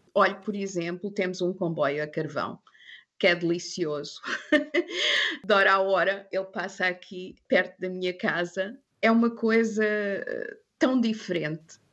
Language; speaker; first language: Portuguese; non-native, fluent; English